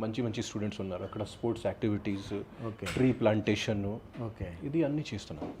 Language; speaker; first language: Telugu; non-native, fluent; Hindi